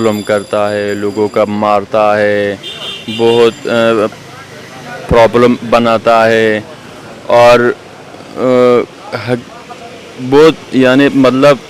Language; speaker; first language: Hindi; non-native, learner; Persian